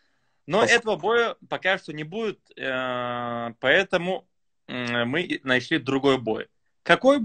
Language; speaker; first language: Russian; native; Russian